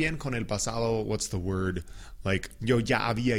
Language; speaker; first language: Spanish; non-native, fluent; English